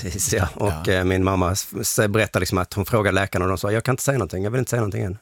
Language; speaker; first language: Swedish; native; Swedish